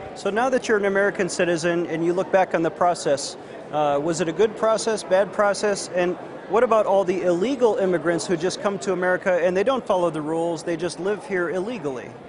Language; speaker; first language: English; native; English